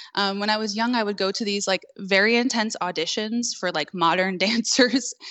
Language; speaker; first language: English; native; English